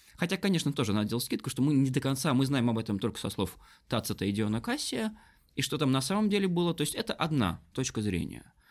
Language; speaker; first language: Russian; native; Russian